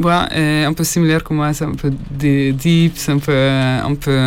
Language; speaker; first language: French; non-native, learner; Hungarian